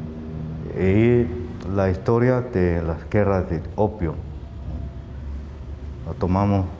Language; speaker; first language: Spanish; non-native, fluent; Chinese